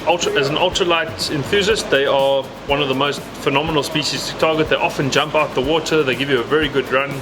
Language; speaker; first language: English; native; English